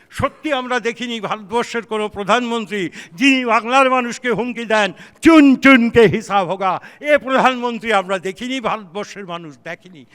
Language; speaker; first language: Bangla; native; Bangla